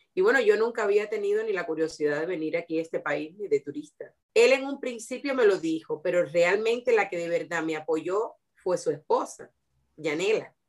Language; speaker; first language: Spanish; native; Spanish